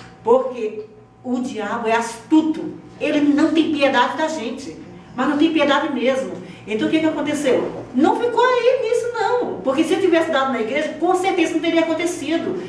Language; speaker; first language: Portuguese; native; Portuguese